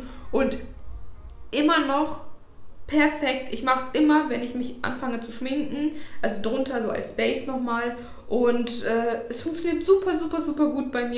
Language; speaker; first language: German; native; German